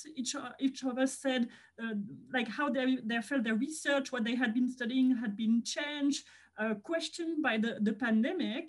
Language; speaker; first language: English; non-native, fluent; French